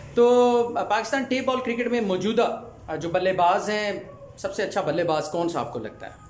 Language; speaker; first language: Urdu; non-native, local second language; Punjabi